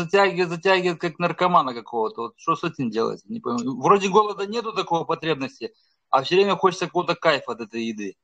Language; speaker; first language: Russian; native; Russian